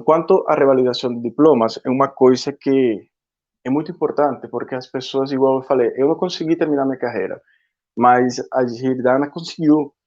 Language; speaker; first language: Portuguese; non-native, fluent; Spanish